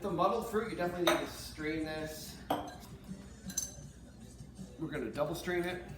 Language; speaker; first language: English; native; English